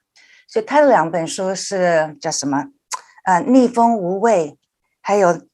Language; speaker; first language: Chinese; early bilingual, heritage; Chinese